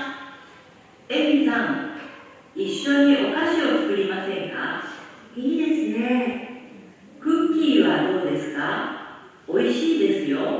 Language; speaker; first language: Japanese; non-native, learner; Indonesian